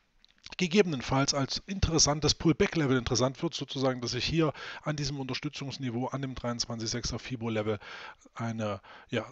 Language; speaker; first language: German; native; German